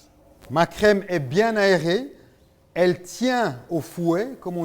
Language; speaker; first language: French; native; French